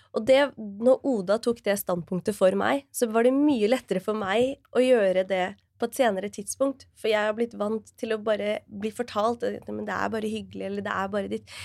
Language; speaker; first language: Norwegian; early bilingual, other home language; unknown